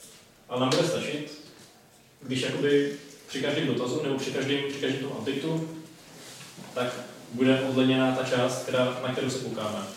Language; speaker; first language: Czech; native; Czech